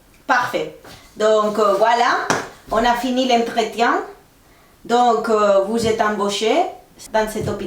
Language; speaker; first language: French; non-native, fluent; Spanish